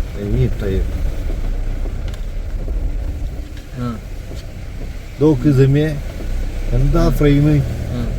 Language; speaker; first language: Arabic; non-native, learner; Malayalam